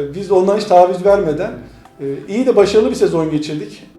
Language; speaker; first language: Turkish; native; Turkish